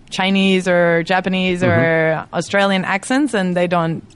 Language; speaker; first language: English; non-native, fluent; Spanish